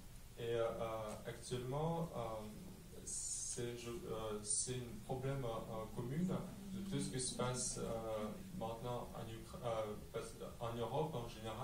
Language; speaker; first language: French; non-native, fluent; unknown